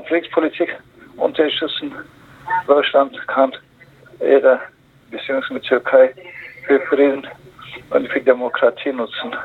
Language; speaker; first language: German; non-native, learner; Kurdish